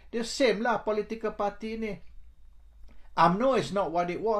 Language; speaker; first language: English; non-native, local second language; Malay